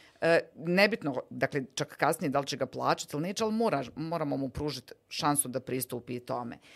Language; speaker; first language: Bosnian; native; Bosnian